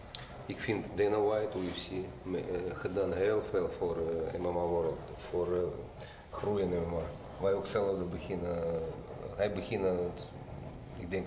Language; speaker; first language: Dutch; non-native, learner; Russian